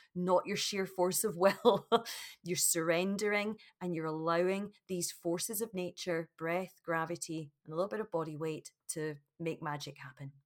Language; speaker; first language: English; native; English